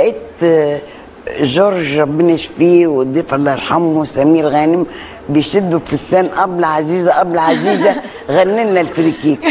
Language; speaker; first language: Arabic; native; Arabic